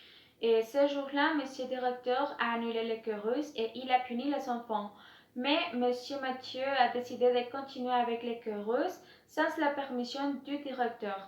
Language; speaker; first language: French; non-native, learner; Spanish